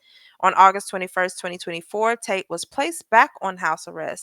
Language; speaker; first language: English; native; English